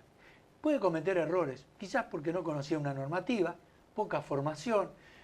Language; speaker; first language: Spanish; native; Spanish